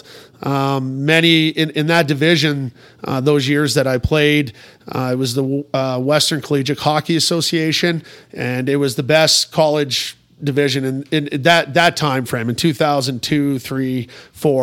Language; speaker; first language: English; native; English